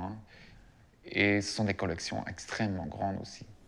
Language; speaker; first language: French; non-native, fluent; Dutch